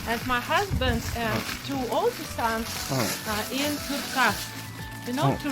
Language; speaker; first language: English; non-native, learner; Russian